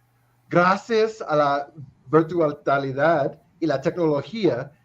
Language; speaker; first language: Spanish; non-native, fluent; English